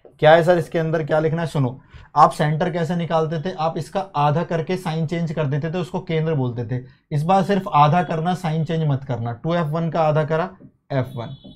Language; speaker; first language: Hindi; native; Hindi